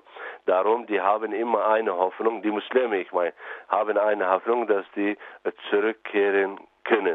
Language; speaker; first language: German; non-native, fluent; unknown